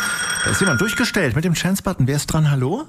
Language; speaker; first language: German; native; German